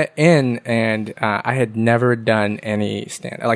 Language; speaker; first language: English; early bilingual, other home language; Vietnamese